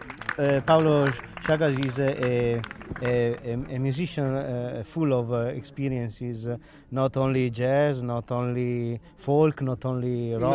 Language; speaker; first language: English; non-native, learner; Italian